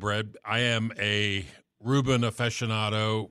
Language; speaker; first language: English; native; English